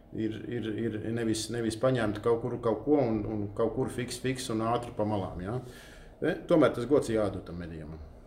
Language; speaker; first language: Latvian; native; Latvian